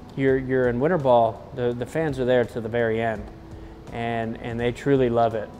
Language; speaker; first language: English; native; English